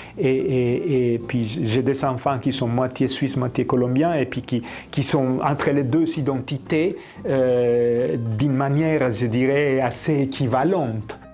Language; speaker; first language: French; non-native, fluent; Spanish